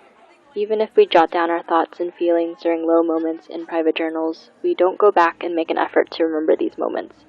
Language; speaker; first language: English; native; English